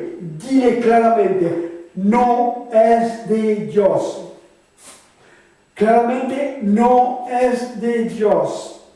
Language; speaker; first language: Spanish; non-native, fluent; French